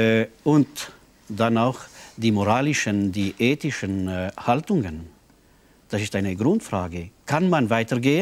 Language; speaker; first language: German; non-native, local second language; French